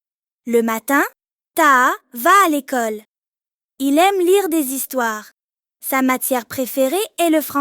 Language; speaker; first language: French; non-native, learner; Arabic